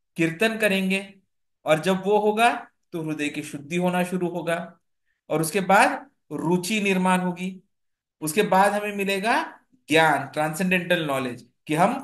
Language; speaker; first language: Hindi; non-native, local second language; Marathi